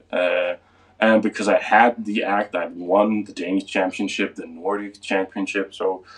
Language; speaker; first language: English; non-native, fluent; Danish